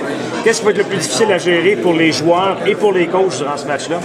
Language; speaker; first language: French; native; French